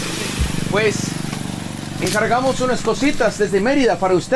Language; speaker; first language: Spanish; non-native, fluent; English